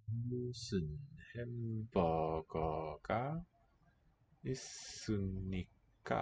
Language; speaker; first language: Korean; non-native, learner; English